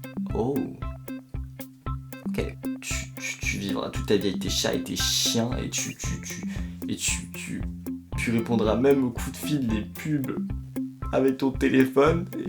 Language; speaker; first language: French; native; French